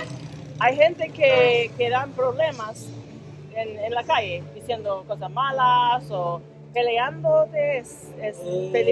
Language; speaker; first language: Spanish; non-native, learner; English